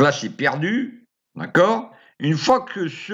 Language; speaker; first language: French; native; French